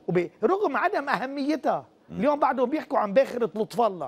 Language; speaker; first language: Arabic; native; Arabic